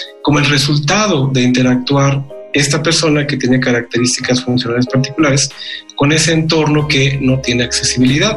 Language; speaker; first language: Spanish; native; Spanish